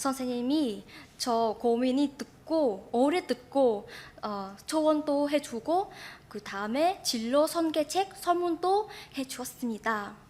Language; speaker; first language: Korean; non-native, fluent; Vietnamese